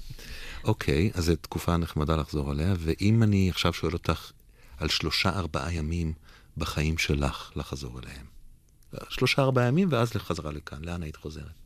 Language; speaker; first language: Hebrew; native; Hebrew